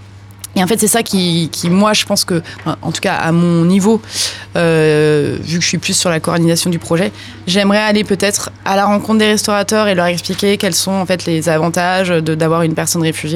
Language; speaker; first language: French; native; French